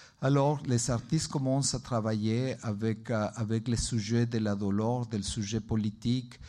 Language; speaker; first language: French; non-native, learner; Spanish